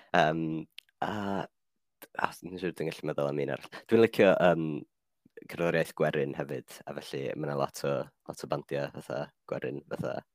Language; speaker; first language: Welsh; non-native, fluent; Finnish